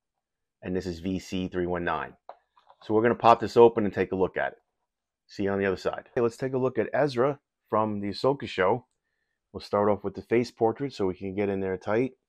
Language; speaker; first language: English; native; English